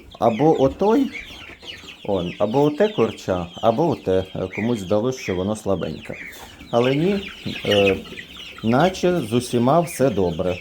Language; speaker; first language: Ukrainian; non-native, local second language; Russian